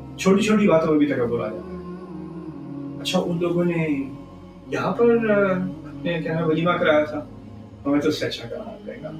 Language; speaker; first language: Urdu; early bilingual, heritage; Urdu